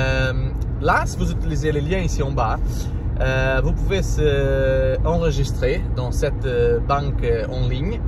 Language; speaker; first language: French; non-native, learner; Portuguese